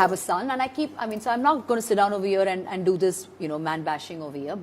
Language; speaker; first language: English; non-native, local second language; Hindi